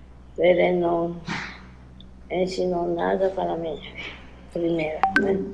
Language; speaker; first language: Portuguese; non-native, learner; Japanese